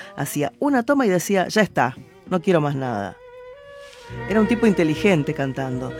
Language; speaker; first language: Spanish; native; Spanish